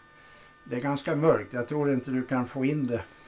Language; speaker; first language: Swedish; native; Swedish